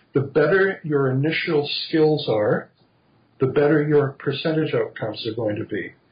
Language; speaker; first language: English; native; English